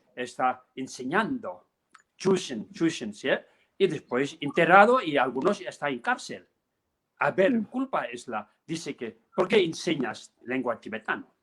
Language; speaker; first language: Spanish; non-native, learner; Tibetan